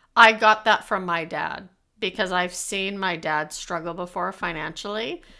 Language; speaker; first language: English; native; English